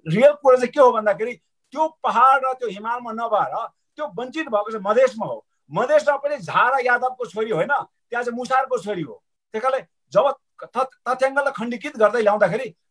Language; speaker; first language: Nepali; non-native, local second language; Sherpa